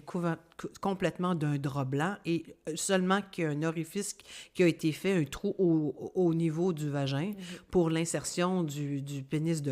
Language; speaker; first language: French; native; French